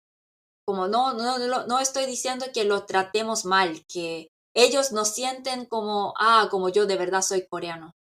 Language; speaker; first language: Spanish; non-native, local second language; Korean